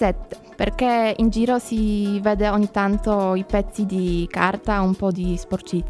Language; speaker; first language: Italian; non-native, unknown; Polish